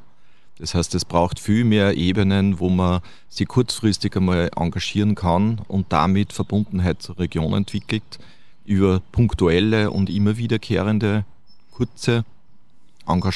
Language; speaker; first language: German; native; German